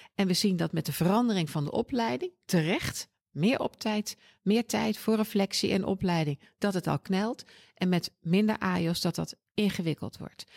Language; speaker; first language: Dutch; native; Dutch